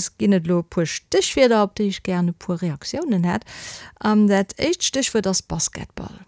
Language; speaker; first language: Luxembourgish; native; Luxembourgish